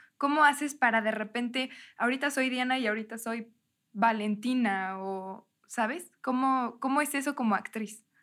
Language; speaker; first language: Spanish; native; Spanish